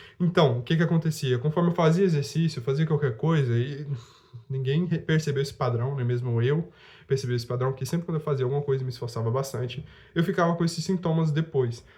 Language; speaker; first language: Portuguese; native; Portuguese